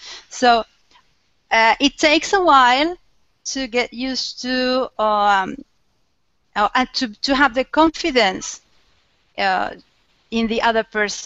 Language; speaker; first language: English; non-native, fluent; Spanish